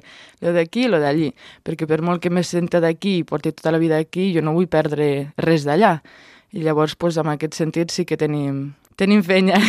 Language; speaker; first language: Catalan; early bilingual, other home language; Romanian